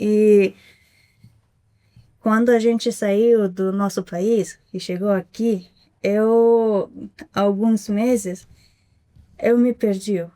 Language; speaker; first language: Portuguese; non-native, fluent; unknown